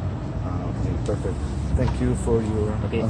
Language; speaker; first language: English; non-native, learner; Spanish